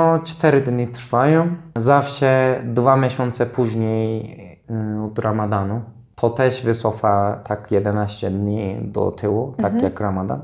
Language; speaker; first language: Polish; non-native, fluent; Turkish